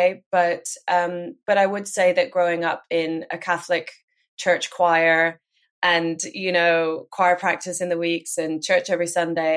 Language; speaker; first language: English; native; English